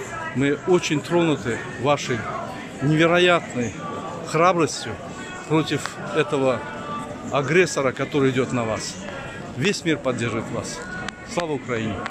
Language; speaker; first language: Russian; non-native, local second language; Turkmen